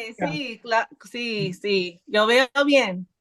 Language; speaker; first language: Spanish; non-native, learner; English